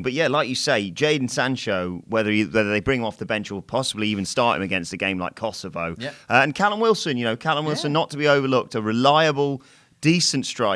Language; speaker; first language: English; native; English